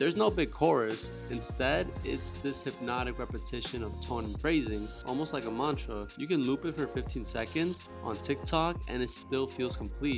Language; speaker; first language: English; native; English